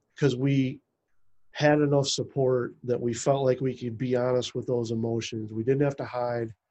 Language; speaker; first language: English; native; English